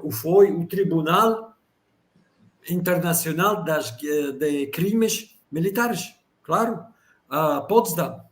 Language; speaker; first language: Portuguese; non-native, fluent; Russian